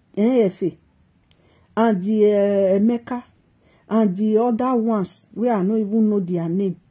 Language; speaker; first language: Nigerian Pidgin; native; Nigerian Pidgin